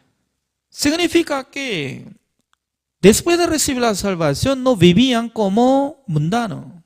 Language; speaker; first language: Spanish; non-native, learner; Korean